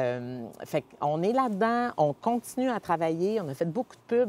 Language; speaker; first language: French; native; French